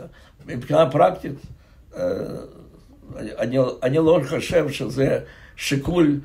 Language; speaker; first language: Hebrew; non-native, fluent; Russian